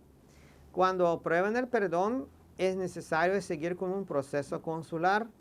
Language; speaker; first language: Spanish; non-native, fluent; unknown